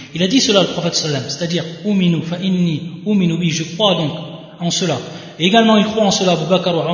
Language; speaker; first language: French; native; French